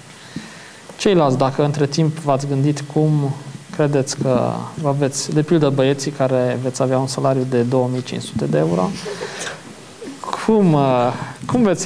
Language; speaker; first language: Romanian; native; Romanian